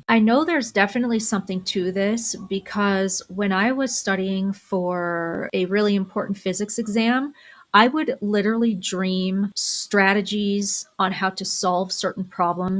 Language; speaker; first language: English; native; English